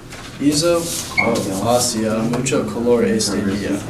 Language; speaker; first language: Spanish; non-native, learner; English